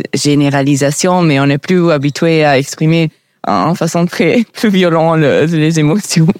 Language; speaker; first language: French; non-native, learner; Italian